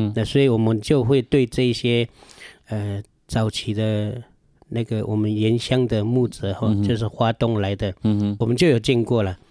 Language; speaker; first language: Chinese; non-native, local second language; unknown